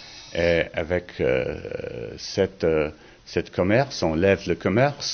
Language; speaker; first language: French; non-native, learner; English